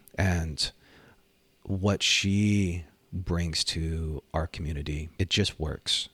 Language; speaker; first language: English; native; English